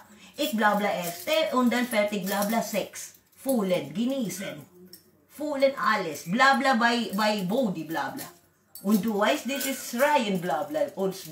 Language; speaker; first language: German; non-native, learner; Waray